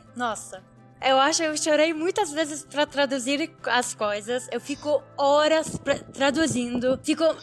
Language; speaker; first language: Portuguese; non-native, learner; Arabic